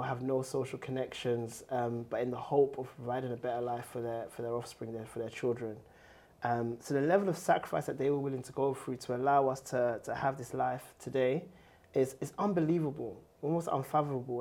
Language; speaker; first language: English; native; English